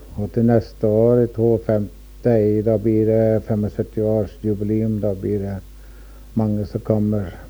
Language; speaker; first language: Norwegian; early bilingual, heritage; Norwegian